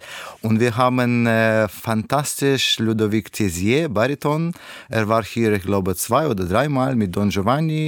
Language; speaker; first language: German; non-native, learner; Russian